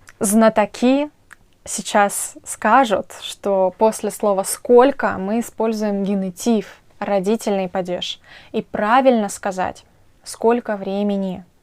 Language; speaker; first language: Russian; native; Russian